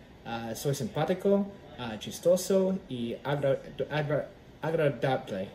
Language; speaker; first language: Spanish; non-native, learner; English